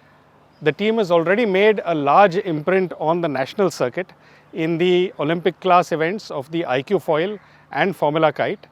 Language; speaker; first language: English; non-native, fluent; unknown